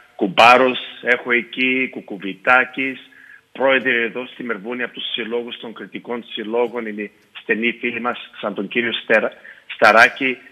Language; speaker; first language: Greek; early bilingual, heritage; Greek